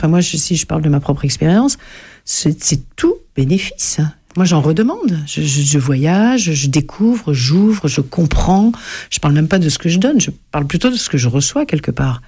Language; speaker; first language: French; native; French